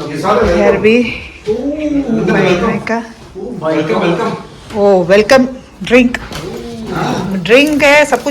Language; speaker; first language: Hindi; non-native, local second language; Malayalam